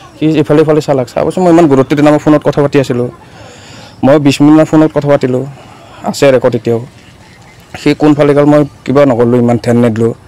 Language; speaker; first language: Assamese; non-native, local second language; Bodo